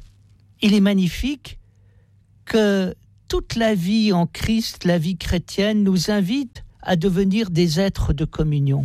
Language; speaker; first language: French; native; French